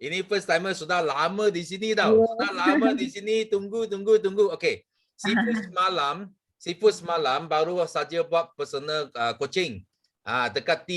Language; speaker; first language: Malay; non-native, local second language; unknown